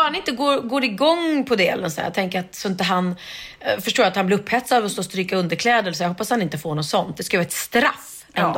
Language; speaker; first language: Swedish; native; Swedish